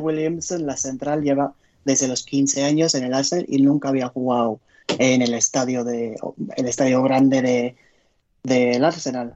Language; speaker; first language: Spanish; non-native, fluent; English